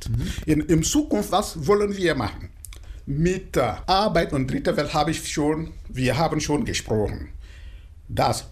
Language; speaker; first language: German; non-native, fluent; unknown